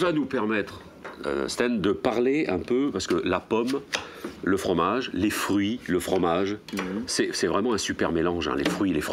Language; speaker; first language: French; native; French